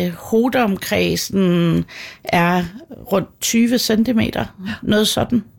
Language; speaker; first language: Danish; native; Danish